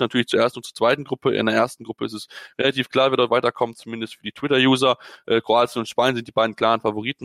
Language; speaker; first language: German; native; German